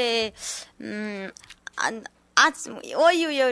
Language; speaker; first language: Japanese; non-native, learner; Nepali